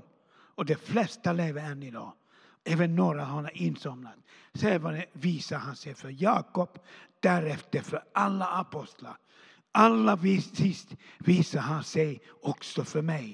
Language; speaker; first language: Swedish; non-native, fluent; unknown